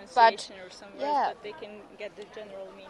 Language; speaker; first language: English; non-native, fluent; Serbian